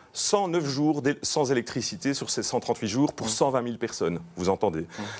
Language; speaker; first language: French; native; French